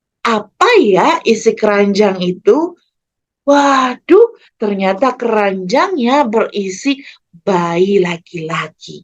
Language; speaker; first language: Indonesian; native; Indonesian